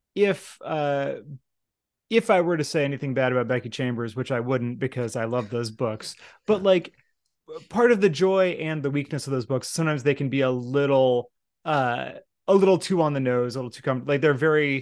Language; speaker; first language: English; native; English